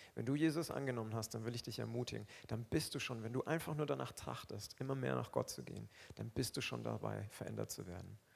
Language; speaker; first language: German; native; German